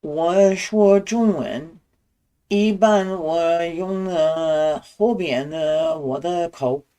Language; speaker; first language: Chinese; non-native, learner; English